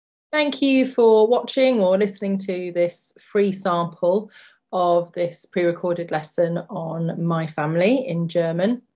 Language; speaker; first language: English; native; English